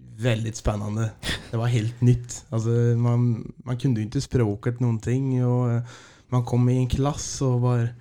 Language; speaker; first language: Swedish; early bilingual, other home language; Dutch